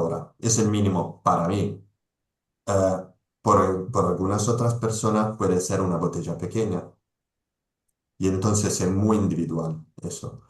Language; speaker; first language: Spanish; non-native, fluent; Italian